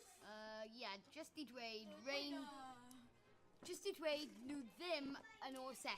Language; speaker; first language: Welsh; non-native, local second language; English